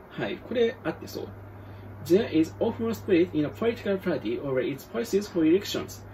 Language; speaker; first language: English; non-native, fluent; Japanese